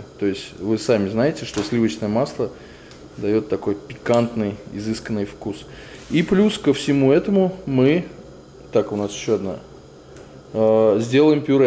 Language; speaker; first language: Russian; native; Russian